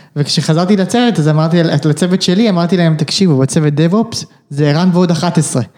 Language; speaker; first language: Hebrew; native; Hebrew